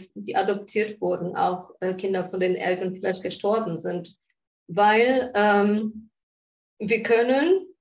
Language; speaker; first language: German; non-native, fluent; Polish